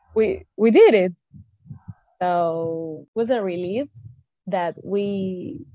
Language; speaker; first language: English; non-native, fluent; Spanish